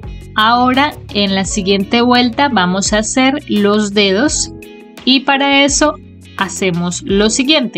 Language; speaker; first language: Spanish; native; Spanish